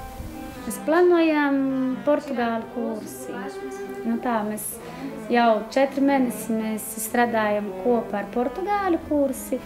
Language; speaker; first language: Latvian; non-native, learner; Portuguese